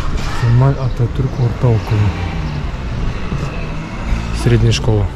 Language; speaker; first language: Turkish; non-native, learner; Bashkir